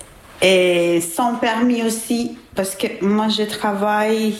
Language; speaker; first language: French; non-native, learner; Albanian